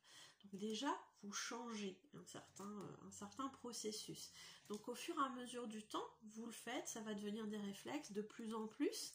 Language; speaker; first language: French; native; French